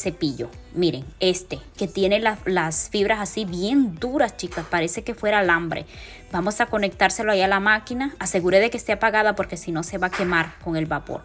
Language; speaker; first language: Spanish; native; Spanish